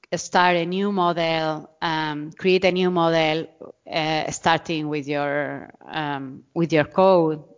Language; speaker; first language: English; non-native, fluent; Spanish